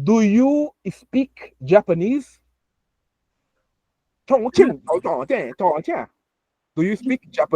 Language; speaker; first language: English; non-native, fluent; Portuguese